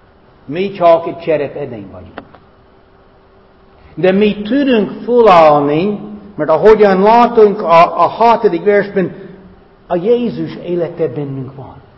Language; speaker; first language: Hungarian; non-native, fluent; English